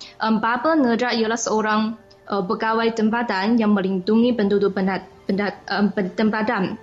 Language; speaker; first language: Malay; non-native, fluent; Chinese